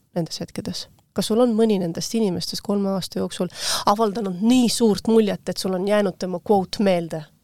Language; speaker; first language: Estonian; native; Estonian